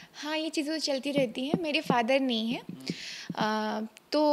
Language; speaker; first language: Hindi; native; Hindi